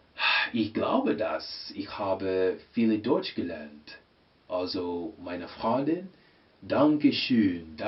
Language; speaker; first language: German; non-native, learner; English